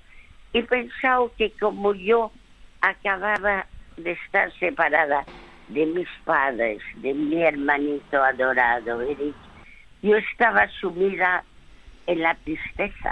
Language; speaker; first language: Spanish; early bilingual, other home language; French